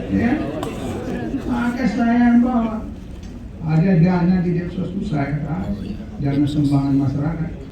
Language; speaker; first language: Indonesian; native; Indonesian